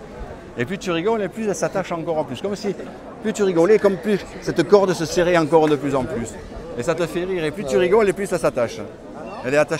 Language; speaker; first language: French; native; French